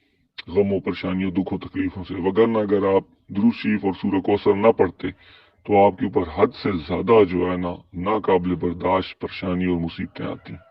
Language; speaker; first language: Urdu; native; Urdu